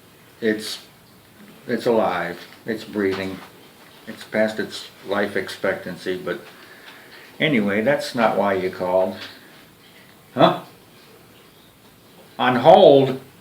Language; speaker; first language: English; native; English